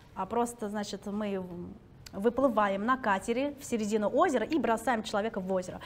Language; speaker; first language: Russian; early bilingual, other home language; Chinese